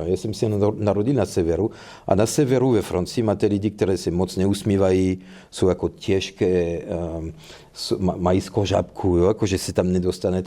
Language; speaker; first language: Czech; non-native, fluent; French